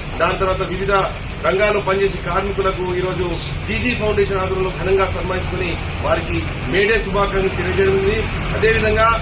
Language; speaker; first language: Telugu; native; Telugu